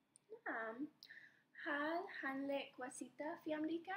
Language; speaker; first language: Arabic; non-native, learner; English